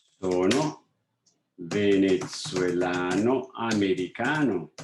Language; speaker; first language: Italian; non-native, fluent; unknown